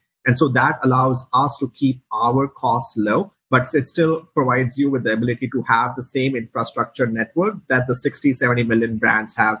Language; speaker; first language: English; non-native, local second language; Hindi